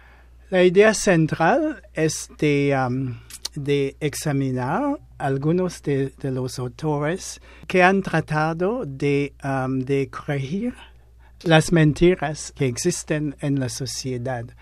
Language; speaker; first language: Spanish; non-native, fluent; English